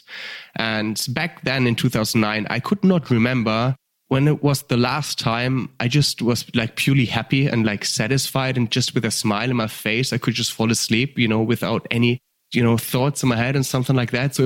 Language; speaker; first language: English; non-native, fluent; German